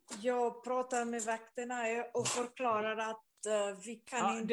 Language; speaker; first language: Swedish; non-native, learner; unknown